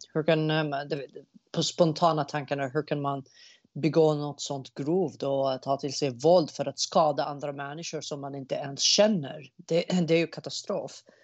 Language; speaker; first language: Swedish; early bilingual, other home language; Arabic